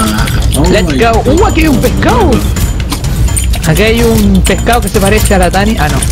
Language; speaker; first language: Spanish; native; Spanish